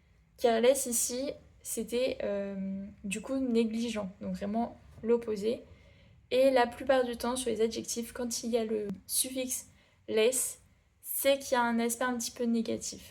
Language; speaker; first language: French; native; French